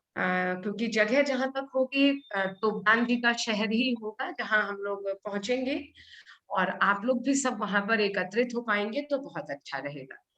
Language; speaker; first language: Hindi; native; Hindi